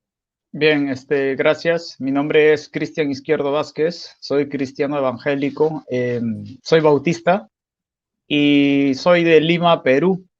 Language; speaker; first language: Spanish; native; Spanish